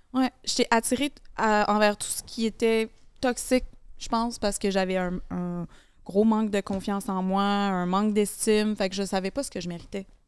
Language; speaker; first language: French; native; French